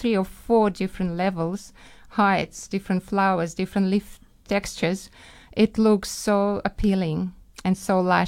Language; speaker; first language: English; non-native, fluent; Ukrainian